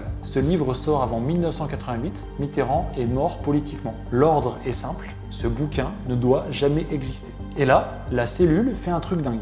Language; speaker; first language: French; native; French